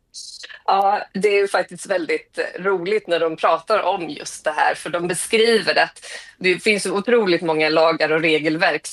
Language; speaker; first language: Swedish; native; Swedish